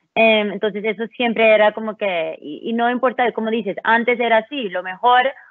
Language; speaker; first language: Spanish; early bilingual, heritage; Spanish